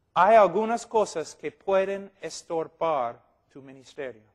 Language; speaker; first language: Spanish; non-native, fluent; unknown